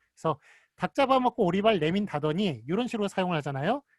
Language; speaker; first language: Korean; native; Korean